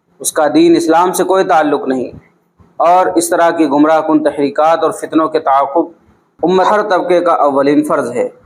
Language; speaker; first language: Urdu; native; Urdu